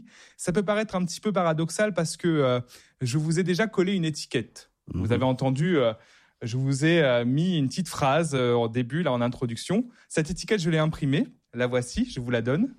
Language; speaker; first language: French; native; French